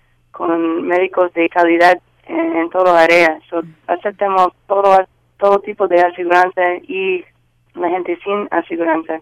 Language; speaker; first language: Spanish; non-native, learner; English